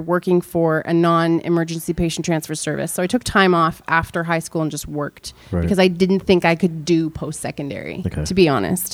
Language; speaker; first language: English; non-native, fluent; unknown